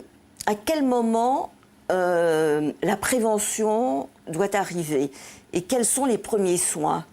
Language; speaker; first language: French; native; French